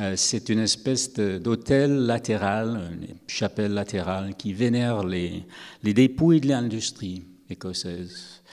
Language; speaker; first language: French; non-native, fluent; English